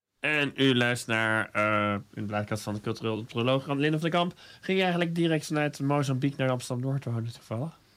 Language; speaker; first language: Dutch; native; Dutch